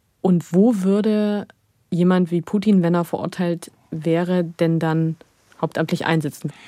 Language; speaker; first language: German; native; German